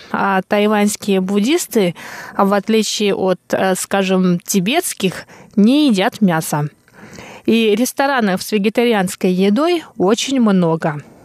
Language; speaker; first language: Russian; non-native, local second language; Tuvinian